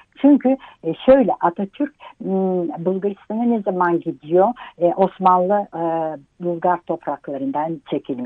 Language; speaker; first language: Turkish; early bilingual, heritage; Turkish